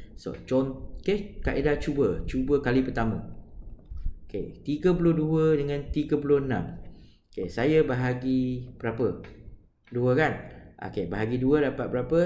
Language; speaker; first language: Malay; non-native, local second language; Chinese